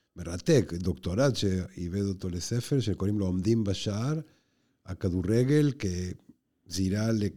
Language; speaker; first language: Hebrew; non-native, fluent; Spanish